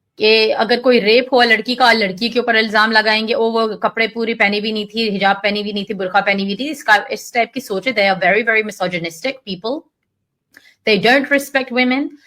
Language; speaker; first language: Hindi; early bilingual, heritage; Urdu